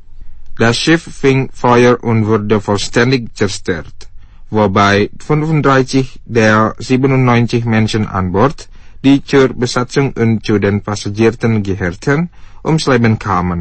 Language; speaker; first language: German; non-native, fluent; Indonesian